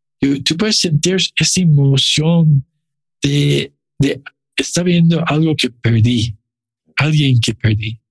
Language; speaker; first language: Spanish; non-native, learner; English